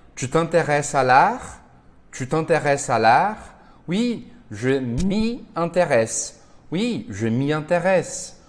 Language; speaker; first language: French; non-native, fluent; Portuguese